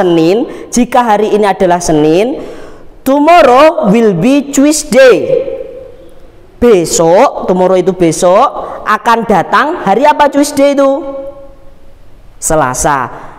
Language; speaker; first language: Indonesian; non-native, local second language; Javanese